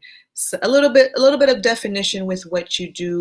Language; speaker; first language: English; native; English